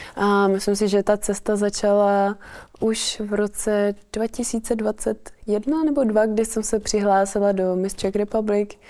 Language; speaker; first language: Czech; native; Czech